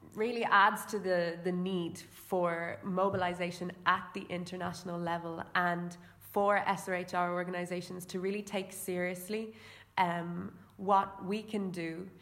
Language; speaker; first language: English; native; English